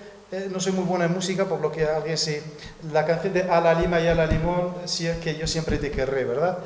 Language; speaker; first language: Spanish; native; Spanish